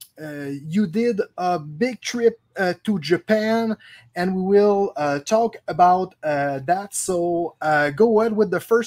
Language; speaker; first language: English; non-native, local second language; French